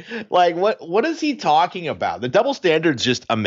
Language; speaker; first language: English; native; English